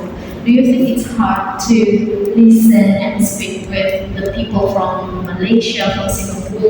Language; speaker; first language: English; non-native, fluent; Indonesian